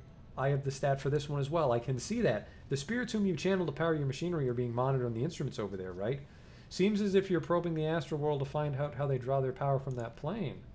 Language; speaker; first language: English; native; English